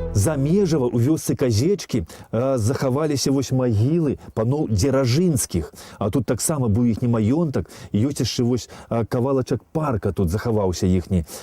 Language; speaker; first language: Belarusian; native; Belarusian